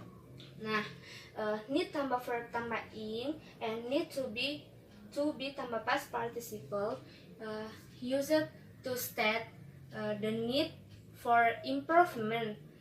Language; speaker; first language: English; non-native, learner; Indonesian